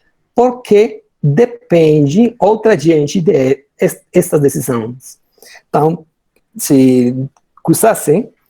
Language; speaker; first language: Portuguese; non-native, learner; Spanish